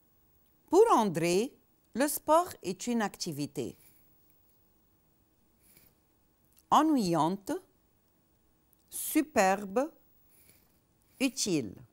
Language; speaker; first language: French; non-native, fluent; Arabic